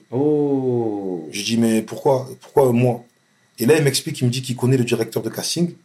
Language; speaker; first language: French; native; French